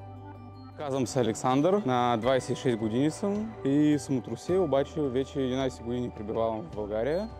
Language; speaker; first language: Bulgarian; early bilingual, other home language; Russian